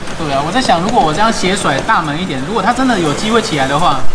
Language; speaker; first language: Chinese; native; Chinese